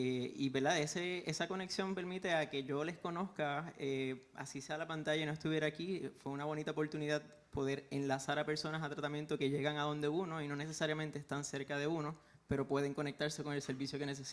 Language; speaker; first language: Spanish; native; Spanish